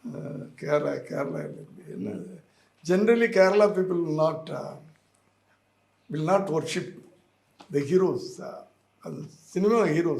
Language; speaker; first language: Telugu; non-native, learner; Tamil